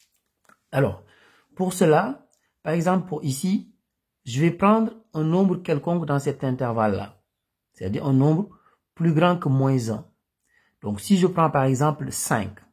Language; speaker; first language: French; native; French